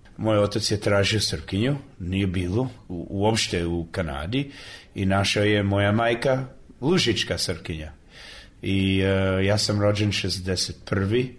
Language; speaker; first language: Serbian; early bilingual, heritage; Serbian